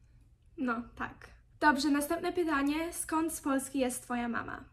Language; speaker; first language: Polish; early bilingual, heritage; Polish